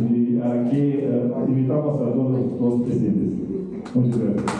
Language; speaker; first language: Spanish; non-native, fluent; Russian